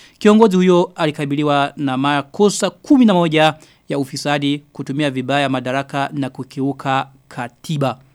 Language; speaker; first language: Swahili; non-native, local second language; Rundi